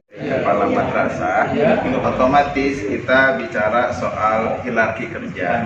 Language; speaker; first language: Indonesian; native; Indonesian